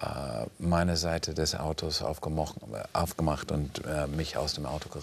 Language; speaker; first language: German; non-native, fluent; English